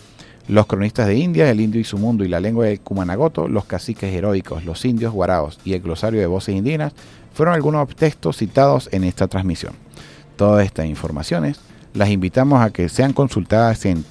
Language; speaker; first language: Spanish; native; Spanish